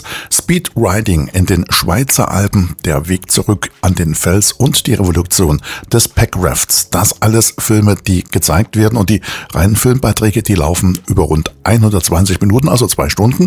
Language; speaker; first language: German; native; German